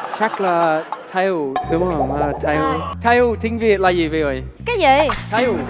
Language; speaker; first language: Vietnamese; non-native, learner; Russian